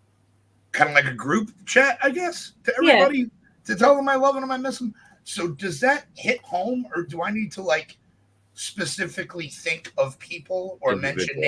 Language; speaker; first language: English; native; English